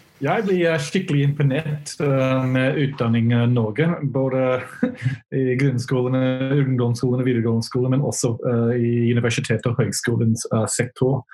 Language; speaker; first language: Norwegian; non-native, fluent; English